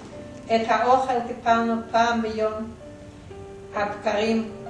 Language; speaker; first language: Hebrew; non-native, fluent; Yiddish